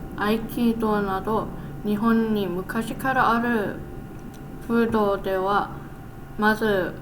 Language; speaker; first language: Japanese; non-native, learner; English